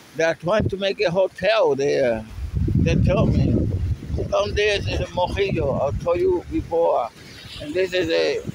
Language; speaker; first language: English; non-native, fluent; Spanish